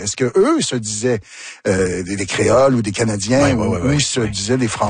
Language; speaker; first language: French; native; French